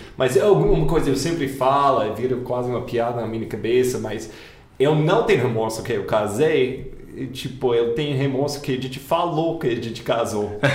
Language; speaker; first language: Portuguese; non-native, fluent; English